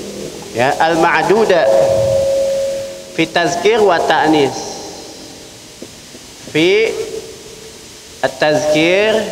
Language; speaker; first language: Arabic; non-native, fluent; Indonesian